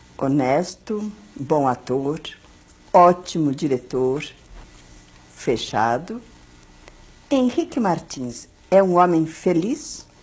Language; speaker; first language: Portuguese; native; Portuguese